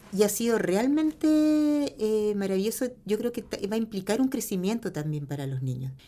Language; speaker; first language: Spanish; native; Spanish